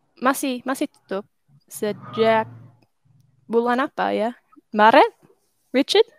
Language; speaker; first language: Indonesian; non-native, learner; English